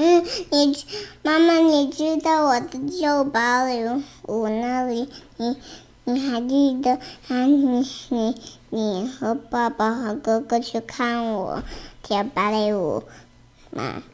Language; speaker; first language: Chinese; early bilingual, heritage; Chinese